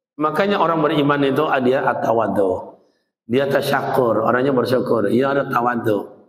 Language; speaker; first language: Malay; native; Malay